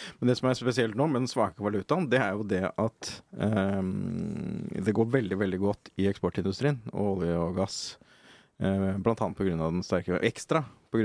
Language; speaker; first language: Norwegian; native; Norwegian